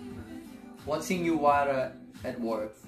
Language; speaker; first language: English; non-native, learner; Korean